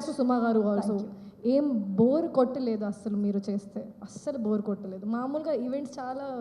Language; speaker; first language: Telugu; non-native, local second language; Hindi